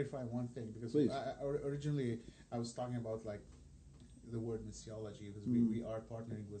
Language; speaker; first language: English; non-native, fluent; Arabic